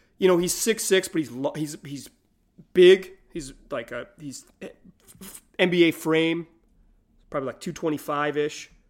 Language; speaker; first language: English; native; English